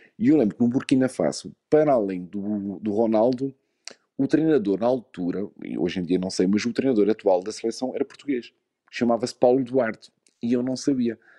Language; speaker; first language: Portuguese; native; Portuguese